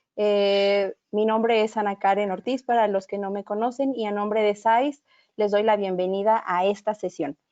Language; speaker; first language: Spanish; native; Spanish